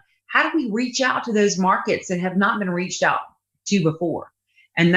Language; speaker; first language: English; native; English